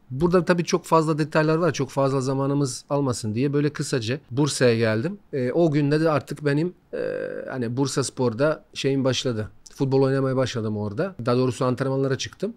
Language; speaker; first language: Turkish; non-native, fluent; Bosnian